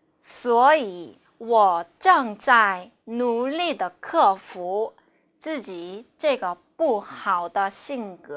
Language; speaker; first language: Chinese; non-native, fluent; Korean